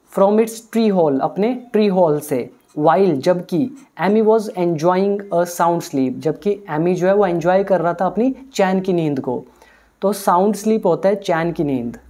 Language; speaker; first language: Hindi; native; Hindi